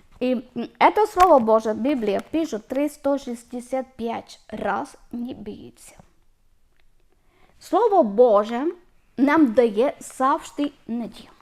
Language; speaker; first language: Ukrainian; non-native, learner; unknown